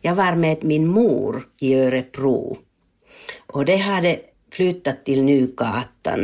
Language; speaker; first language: Swedish; non-native, learner; Finnish